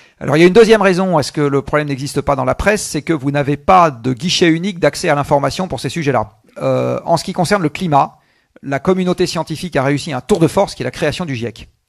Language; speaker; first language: French; native; French